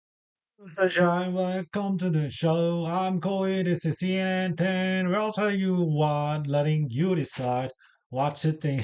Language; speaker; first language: English; non-native, learner; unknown